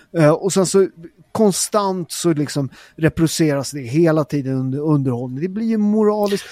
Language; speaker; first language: Swedish; early bilingual, other home language; Italian